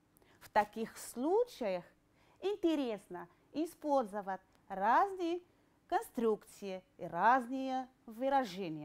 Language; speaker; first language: Russian; non-native, fluent; Arabic